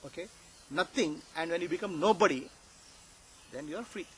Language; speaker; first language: English; non-native, local second language; Kannada